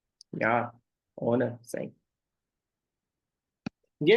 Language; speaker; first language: German; non-native, fluent; Portuguese